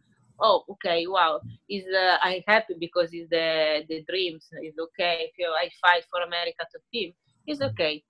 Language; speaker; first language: English; non-native, learner; Italian